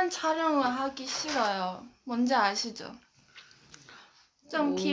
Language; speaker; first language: Korean; non-native, local second language; Chinese